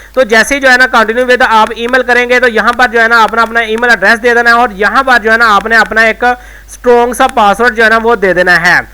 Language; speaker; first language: Urdu; non-native, local second language; Punjabi